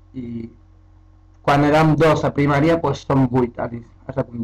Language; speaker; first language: Catalan; early bilingual, other home language; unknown